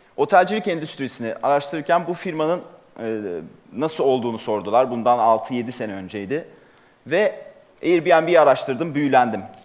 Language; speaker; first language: Turkish; native; Turkish